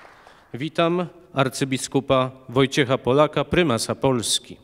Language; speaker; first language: Polish; native; Polish